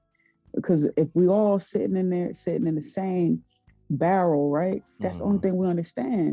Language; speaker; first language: English; native; English